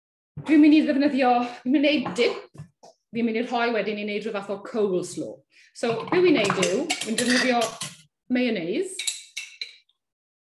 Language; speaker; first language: Welsh; native; Welsh